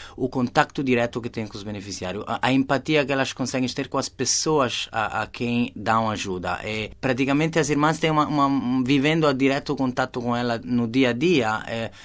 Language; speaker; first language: Portuguese; non-native, fluent; Italian